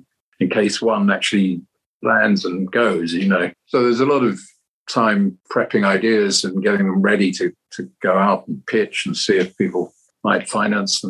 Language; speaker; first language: English; native; English